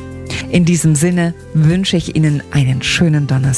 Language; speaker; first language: German; native; German